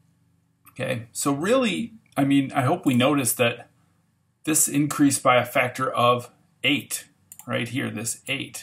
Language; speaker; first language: English; native; English